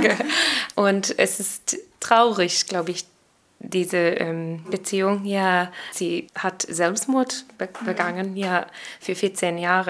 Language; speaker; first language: German; non-native, learner; English